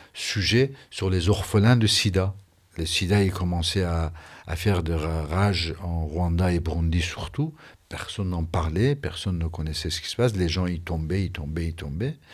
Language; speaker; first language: French; non-native, fluent; Persian